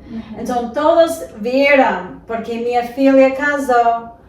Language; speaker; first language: Portuguese; non-native, fluent; English